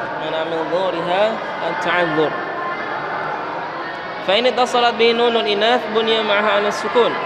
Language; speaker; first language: Arabic; non-native, fluent; Indonesian